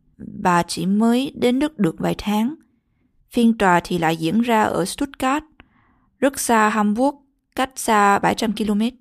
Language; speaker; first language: Vietnamese; early bilingual, heritage; Vietnamese